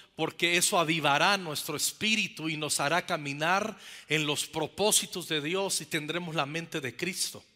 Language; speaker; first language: Spanish; native; Spanish